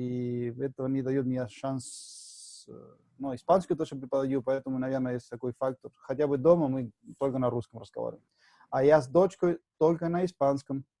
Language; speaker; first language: Russian; non-native, fluent; Spanish